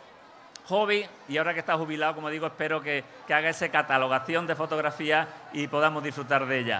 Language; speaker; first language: Spanish; native; Spanish